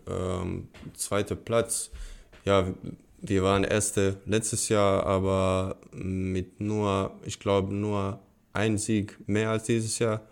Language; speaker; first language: German; non-native, fluent; Bosnian